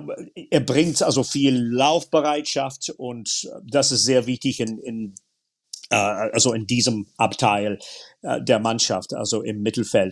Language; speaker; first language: German; non-native, fluent; English